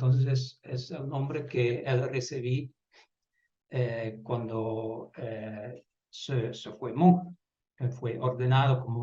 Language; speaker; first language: Spanish; non-native, fluent; Dutch